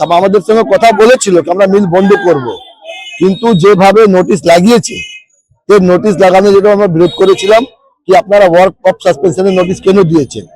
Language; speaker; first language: Bangla; non-native, local second language; Hindi